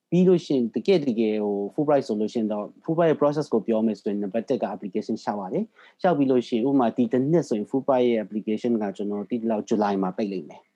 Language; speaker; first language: Burmese; native; Burmese